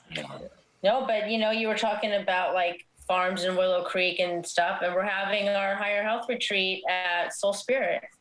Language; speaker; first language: English; native; English